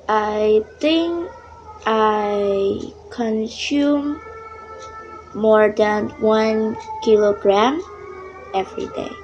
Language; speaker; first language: English; non-native, learner; Indonesian